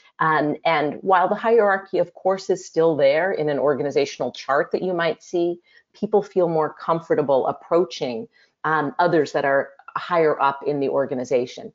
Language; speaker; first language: English; native; English